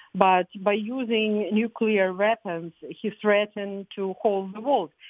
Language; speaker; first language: English; non-native, fluent; Ukrainian